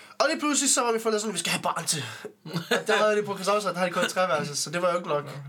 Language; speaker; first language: Danish; early bilingual, other home language; Arabic